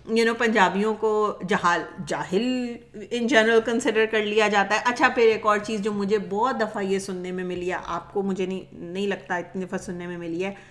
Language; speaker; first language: Urdu; native; Urdu